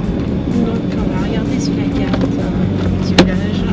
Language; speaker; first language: French; native; French